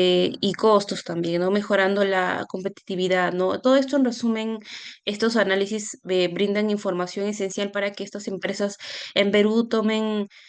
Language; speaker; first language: Spanish; native; Spanish